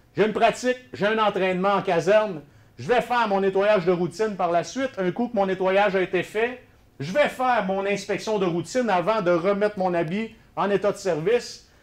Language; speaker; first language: French; native; French